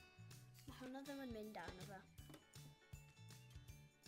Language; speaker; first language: Welsh; non-native, local second language; English